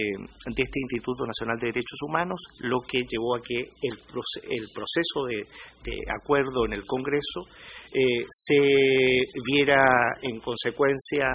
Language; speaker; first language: Spanish; native; Spanish